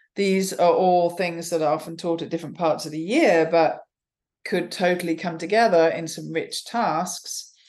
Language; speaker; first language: English; native; English